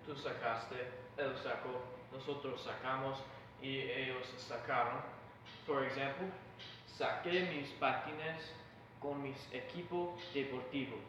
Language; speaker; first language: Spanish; non-native, learner; English